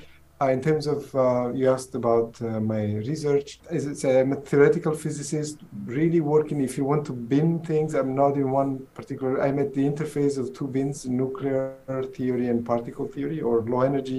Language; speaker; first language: English; non-native, fluent; Italian